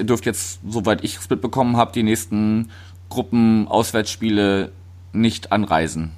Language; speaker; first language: German; native; German